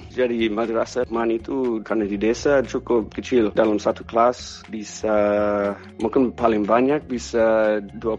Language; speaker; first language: Indonesian; non-native, fluent; English